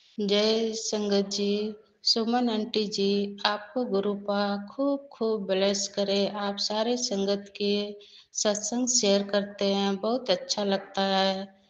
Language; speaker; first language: Hindi; native; Hindi